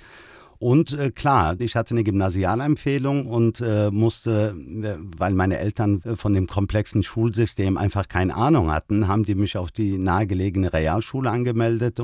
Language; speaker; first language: German; early bilingual, other home language; Turkish